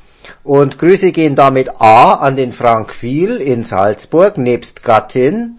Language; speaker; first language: German; native; German